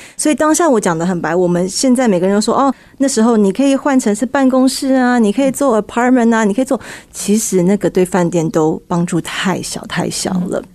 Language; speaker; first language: Chinese; early bilingual, heritage; Chinese